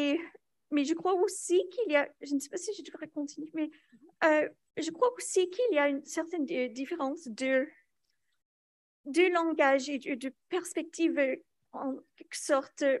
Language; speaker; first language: French; non-native, local second language; English